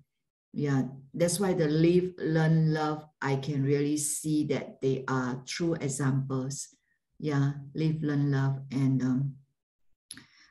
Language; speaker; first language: English; non-native, fluent; Malay